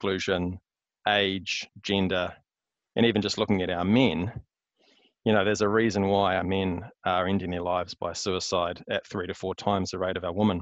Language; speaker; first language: English; native; English